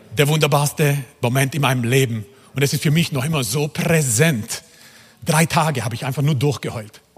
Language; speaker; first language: German; non-native, fluent; Croatian